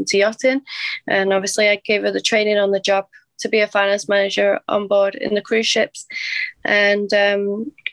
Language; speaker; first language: English; native; English